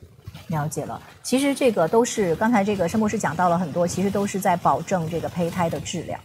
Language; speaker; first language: Chinese; native; Chinese